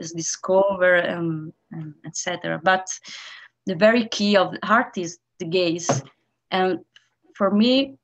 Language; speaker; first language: English; non-native, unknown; Italian